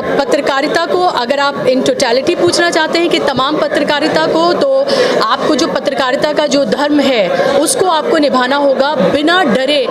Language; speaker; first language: Urdu; native; Urdu